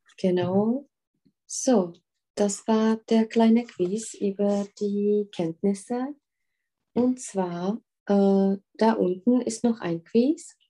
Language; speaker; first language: German; non-native, fluent; Czech